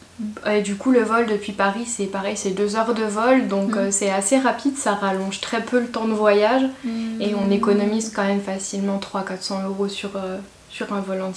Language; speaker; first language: French; native; French